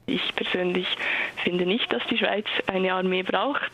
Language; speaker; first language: German; native; German